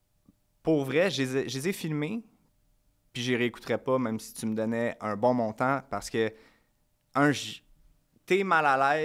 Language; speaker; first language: French; native; French